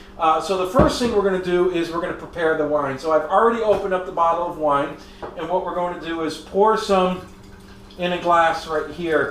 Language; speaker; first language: English; native; English